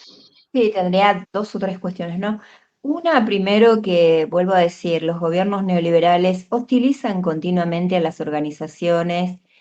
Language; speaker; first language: Spanish; native; Spanish